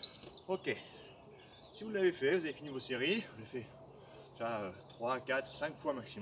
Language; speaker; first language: French; native; French